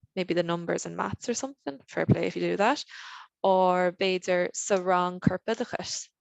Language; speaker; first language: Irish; non-native, local second language; English